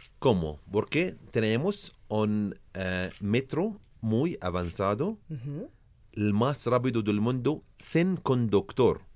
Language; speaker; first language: Spanish; non-native, learner; Arabic